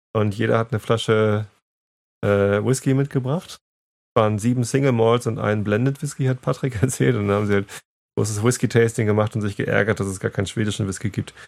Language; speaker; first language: English; non-native, fluent; German